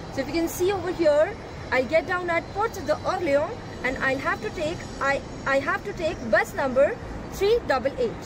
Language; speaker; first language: English; non-native, local second language; Hindi